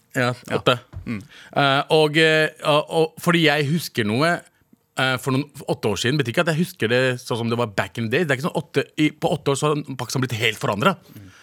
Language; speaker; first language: Norwegian; early bilingual, other home language; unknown